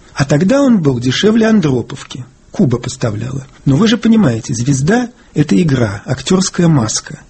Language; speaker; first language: Russian; native; Russian